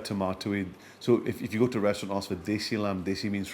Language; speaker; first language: English; early bilingual, other home language; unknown